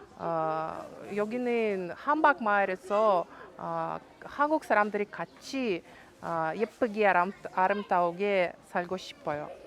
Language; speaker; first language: Korean; non-native, learner; Russian